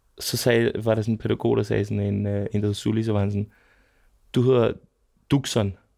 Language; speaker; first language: Danish; early bilingual, other home language; Serbian